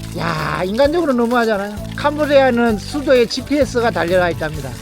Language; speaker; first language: Korean; native; Korean